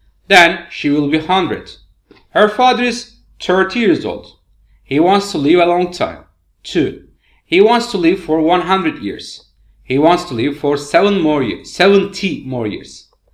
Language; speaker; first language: English; non-native, fluent; Turkish